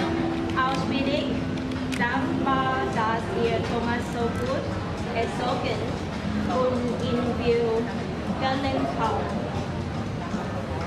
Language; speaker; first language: German; non-native, learner; Thai